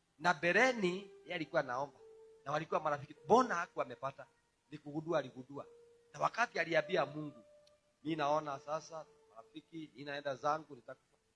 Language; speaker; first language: Swahili; non-native, local second language; Kikuyu